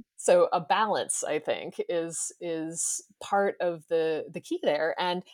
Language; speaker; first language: English; native; English